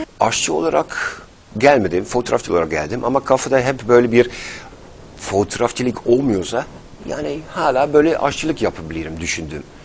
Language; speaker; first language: Turkish; non-native, fluent; Dutch